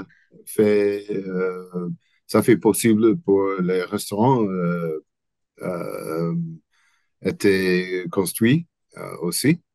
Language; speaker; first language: French; non-native, learner; English